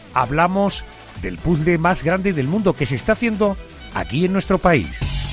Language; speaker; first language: Spanish; native; Spanish